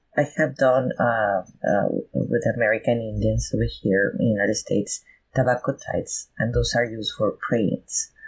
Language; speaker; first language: English; non-native, fluent; Spanish